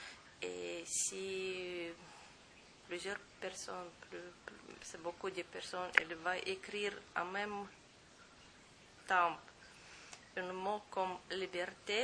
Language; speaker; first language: French; non-native, fluent; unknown